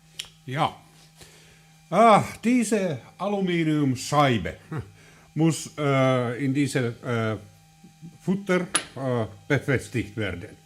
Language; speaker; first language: German; non-native, learner; Finnish